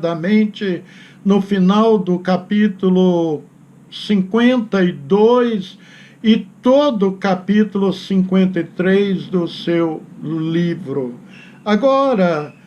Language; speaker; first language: Portuguese; native; Portuguese